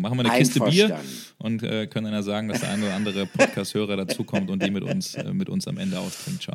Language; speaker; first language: German; native; German